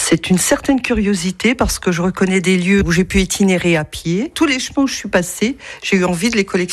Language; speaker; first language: French; native; French